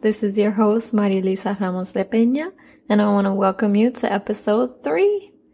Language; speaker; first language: English; early bilingual, other home language; Spanish